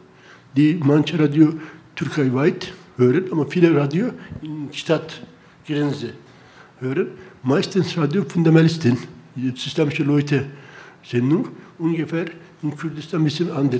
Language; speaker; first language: German; non-native, learner; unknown